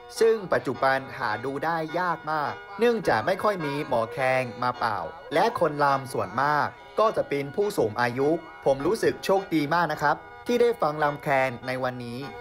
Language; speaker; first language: Thai; non-native, fluent; Chinese